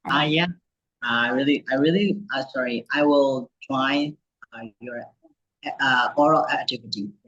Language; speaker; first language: English; non-native, learner; Burmese